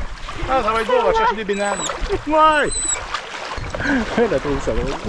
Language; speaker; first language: French; native; French